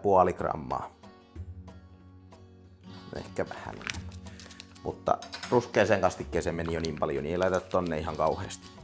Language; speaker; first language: Finnish; native; Finnish